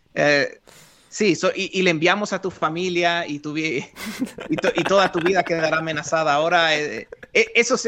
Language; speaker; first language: Spanish; native; Spanish